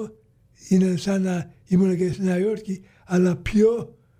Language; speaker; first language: Greek; early bilingual, other home language; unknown